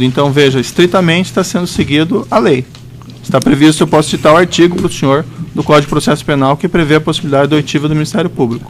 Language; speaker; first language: Portuguese; native; Portuguese